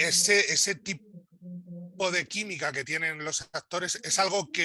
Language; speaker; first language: Spanish; native; Spanish